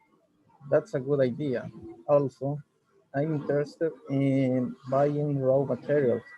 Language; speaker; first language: English; non-native, learner; Spanish